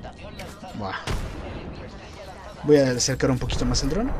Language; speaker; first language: Spanish; native; Spanish